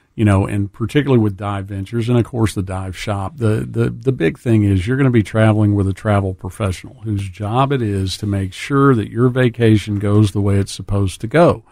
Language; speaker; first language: English; native; English